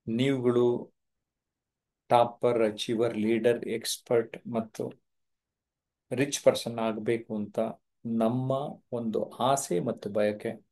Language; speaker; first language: Kannada; native; Kannada